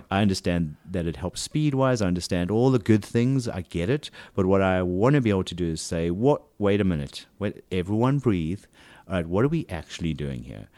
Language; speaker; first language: English; native; English